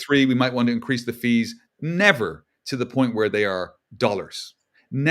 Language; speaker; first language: English; native; English